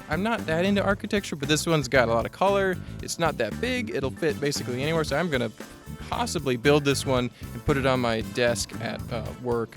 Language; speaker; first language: English; native; English